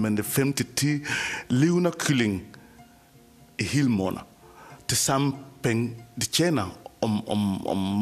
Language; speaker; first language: Danish; non-native, fluent; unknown